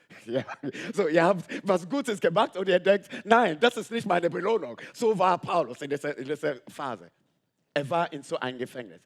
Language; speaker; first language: German; non-native, fluent; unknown